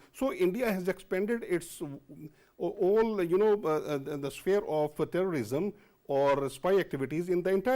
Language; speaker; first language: English; non-native, local second language; Urdu